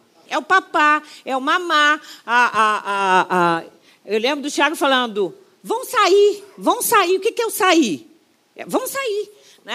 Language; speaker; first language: Portuguese; native; Portuguese